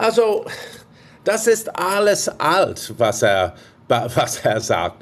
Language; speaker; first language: German; non-native, fluent; English